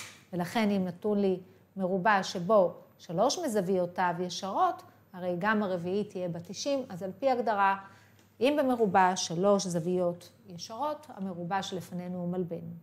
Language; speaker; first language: Hebrew; native; Hebrew